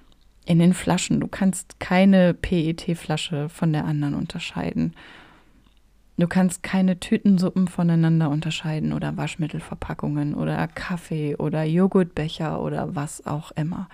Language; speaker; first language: German; native; German